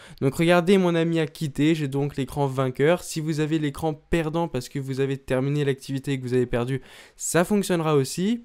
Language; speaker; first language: French; native; French